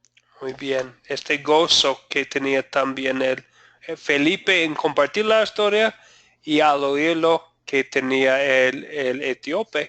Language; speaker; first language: Spanish; non-native, fluent; English